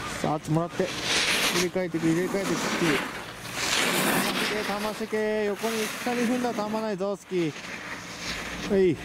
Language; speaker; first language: Japanese; native; Japanese